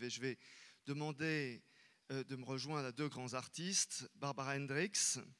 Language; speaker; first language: French; native; French